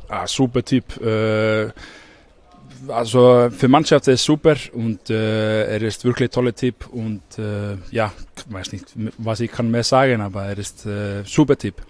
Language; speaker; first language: German; non-native, learner; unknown